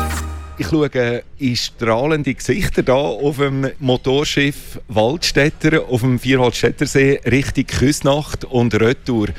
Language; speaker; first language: German; native; German